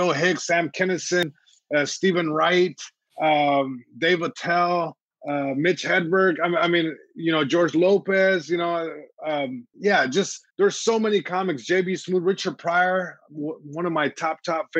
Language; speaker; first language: English; early bilingual, other home language; Spanish